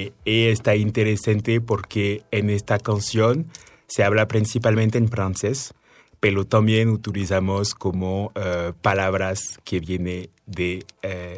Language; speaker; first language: Spanish; non-native, fluent; French